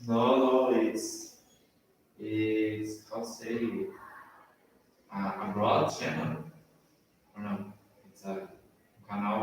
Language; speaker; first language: English; non-native, learner; Portuguese